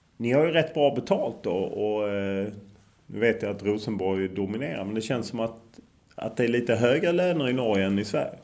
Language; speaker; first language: Swedish; native; Swedish